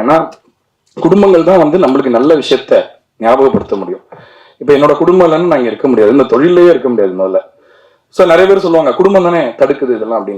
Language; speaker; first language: Tamil; native; Tamil